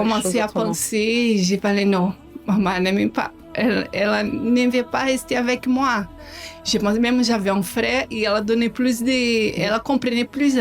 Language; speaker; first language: French; non-native, learner; Portuguese